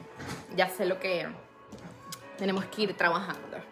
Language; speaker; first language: Spanish; native; Spanish